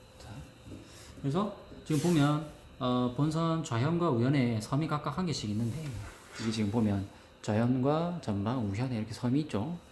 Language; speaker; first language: Korean; native; Korean